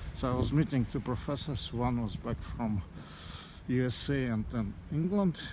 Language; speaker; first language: English; non-native, fluent; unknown